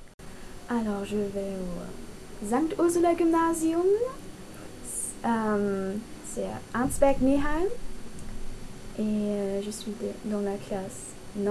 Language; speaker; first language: French; non-native, learner; German